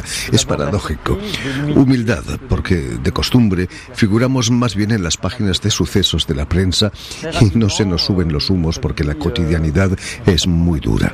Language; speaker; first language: Spanish; native; Spanish